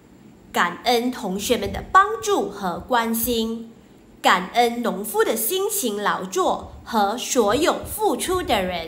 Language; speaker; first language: Chinese; native; Chinese